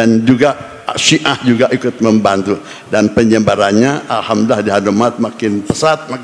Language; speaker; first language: Indonesian; native; Indonesian